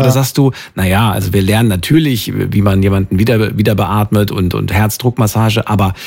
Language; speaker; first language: German; native; German